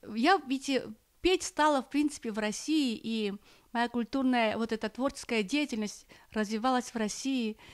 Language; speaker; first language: Russian; non-native, local second language; Armenian